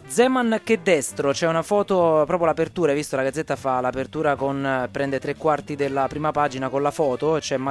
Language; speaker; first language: Italian; native; Italian